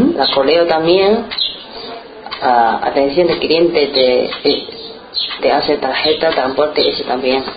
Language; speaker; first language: Spanish; non-native, learner; Chinese